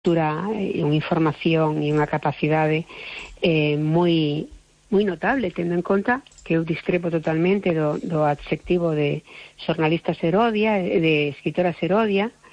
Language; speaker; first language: Galician; non-native, local second language; Spanish